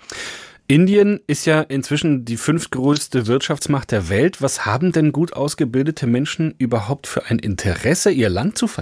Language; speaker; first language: German; native; German